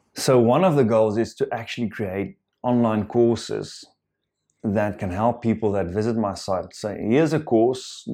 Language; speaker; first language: English; non-native, local second language; Afrikaans